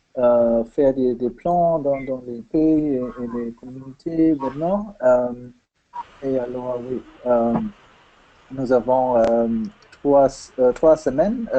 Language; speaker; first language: French; non-native, learner; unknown